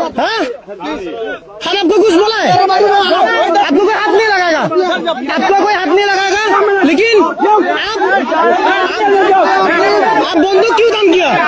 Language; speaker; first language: Hindi; non-native, learner; Bangla